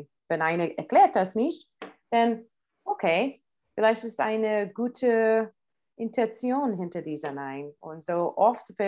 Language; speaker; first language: German; non-native, fluent; English